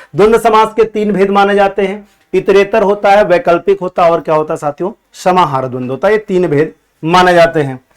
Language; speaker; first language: Hindi; native; Hindi